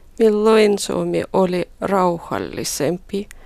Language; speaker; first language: Finnish; non-native, learner; Russian